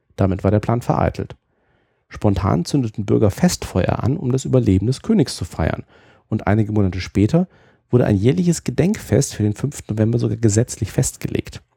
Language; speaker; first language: German; native; German